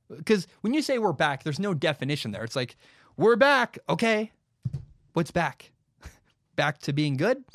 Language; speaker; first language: English; native; English